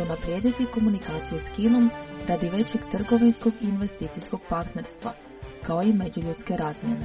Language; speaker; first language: Croatian; native; Croatian